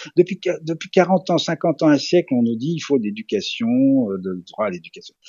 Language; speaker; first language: French; early bilingual, other home language; Serbian